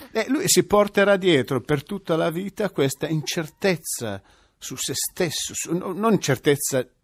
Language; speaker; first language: Italian; native; Italian